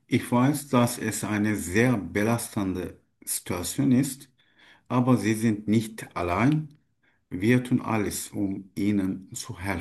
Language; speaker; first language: German; non-native, learner; Turkish